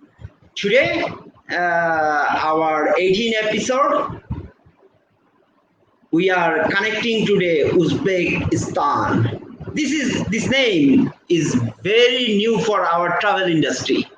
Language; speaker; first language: English; non-native, fluent; Bangla